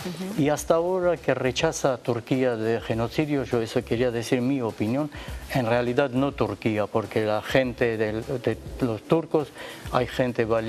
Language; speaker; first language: Spanish; non-native, learner; Armenian